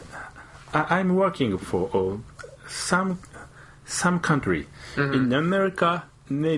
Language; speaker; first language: English; non-native, learner; Japanese